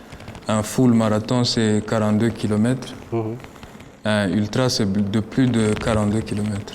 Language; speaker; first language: French; non-native, local second language; Kinyarwanda